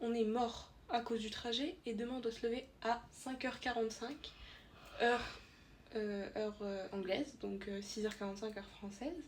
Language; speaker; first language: French; native; French